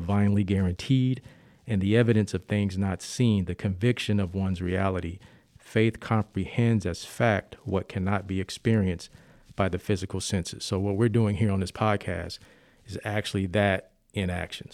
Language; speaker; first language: English; native; English